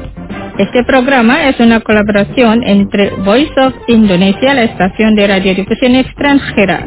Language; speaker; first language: Spanish; non-native, fluent; Indonesian